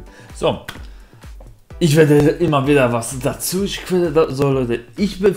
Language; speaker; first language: German; non-native, learner; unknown